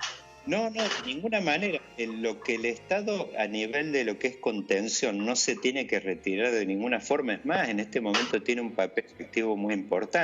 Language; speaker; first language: Spanish; native; Spanish